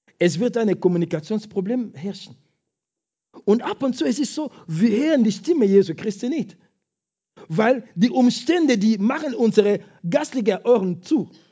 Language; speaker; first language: German; non-native, fluent; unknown